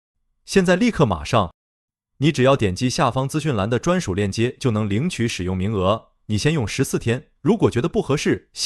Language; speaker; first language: Chinese; native; Chinese